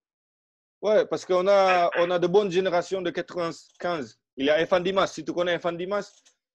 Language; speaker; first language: French; non-native, fluent; Indonesian